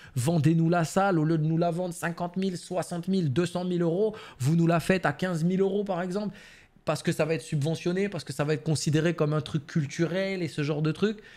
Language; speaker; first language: French; native; French